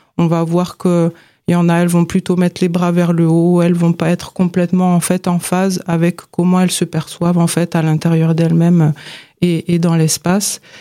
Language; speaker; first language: French; native; French